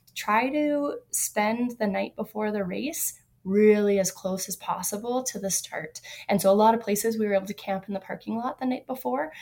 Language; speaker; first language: English; native; English